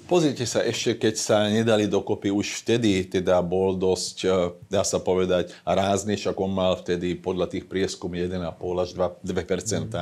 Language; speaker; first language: Slovak; non-native, local second language; Hungarian